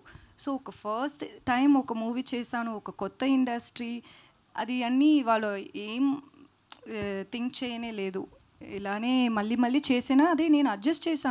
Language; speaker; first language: Telugu; non-native, learner; Tamil